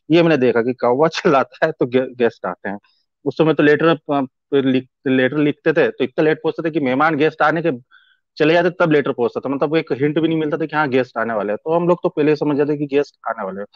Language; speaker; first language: Hindi; native; Hindi